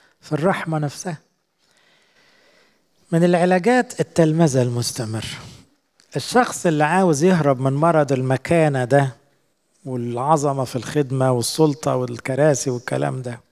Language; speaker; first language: Arabic; native; Arabic